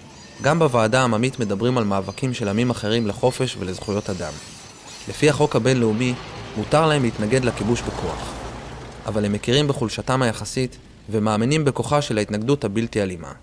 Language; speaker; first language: Hebrew; native; Hebrew